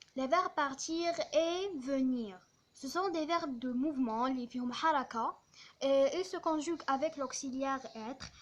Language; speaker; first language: French; non-native, local second language; Arabic